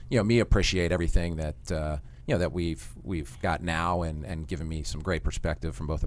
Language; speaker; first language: English; native; English